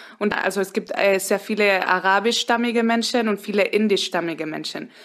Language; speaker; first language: German; early bilingual, heritage; Spanish